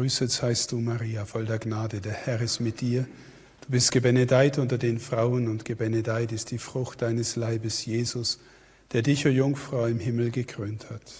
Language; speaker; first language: German; native; German